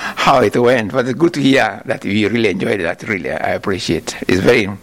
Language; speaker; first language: English; non-native, local second language; Kikuyu